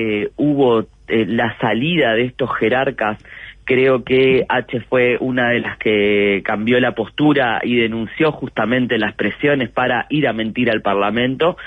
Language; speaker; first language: Spanish; native; Spanish